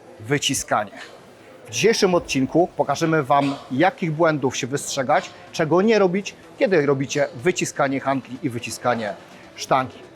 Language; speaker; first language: Polish; native; Polish